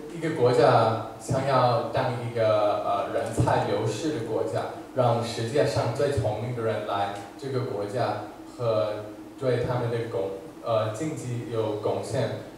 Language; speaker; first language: Chinese; non-native, fluent; English